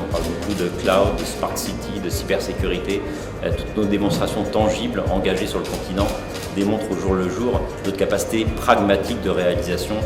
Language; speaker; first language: French; native; French